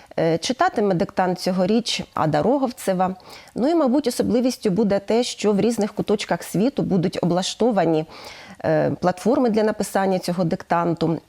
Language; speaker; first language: Ukrainian; native; Ukrainian